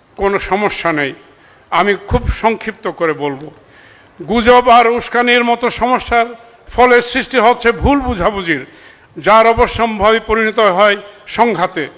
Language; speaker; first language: Bangla; non-native, local second language; Marma